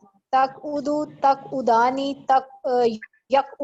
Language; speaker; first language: Arabic; non-native, learner; Urdu